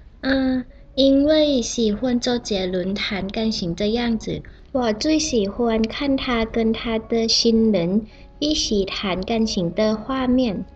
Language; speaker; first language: Chinese; non-native, learner; Thai